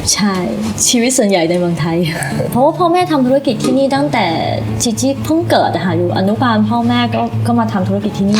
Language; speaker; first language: Thai; early bilingual, other home language; Chinese